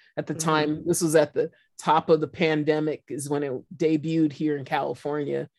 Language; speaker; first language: English; native; English